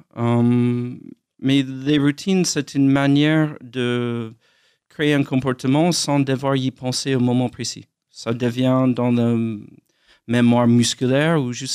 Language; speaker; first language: French; non-native, fluent; English